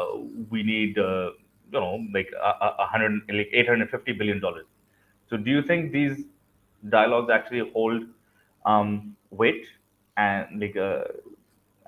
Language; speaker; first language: English; non-native, local second language; Urdu